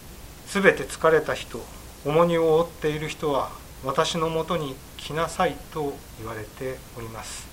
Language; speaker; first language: Japanese; native; Japanese